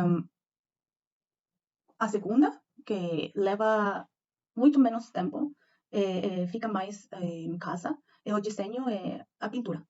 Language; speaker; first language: Portuguese; non-native, learner; Spanish